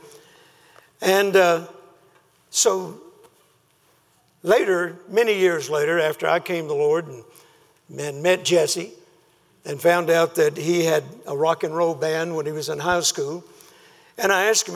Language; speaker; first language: English; native; English